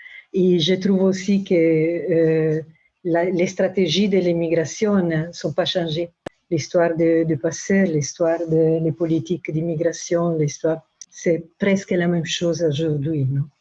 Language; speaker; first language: French; non-native, fluent; Italian